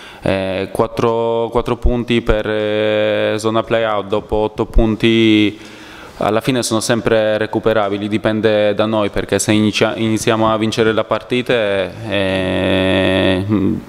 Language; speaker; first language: Italian; non-native, fluent; Polish